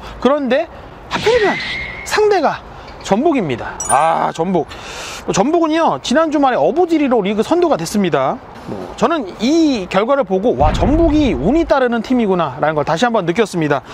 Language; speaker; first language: Korean; native; Korean